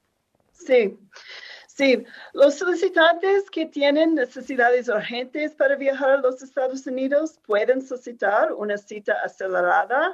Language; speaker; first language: Spanish; non-native, fluent; English